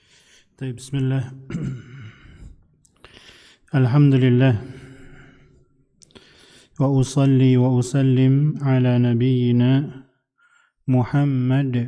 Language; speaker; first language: Arabic; non-native, fluent; Indonesian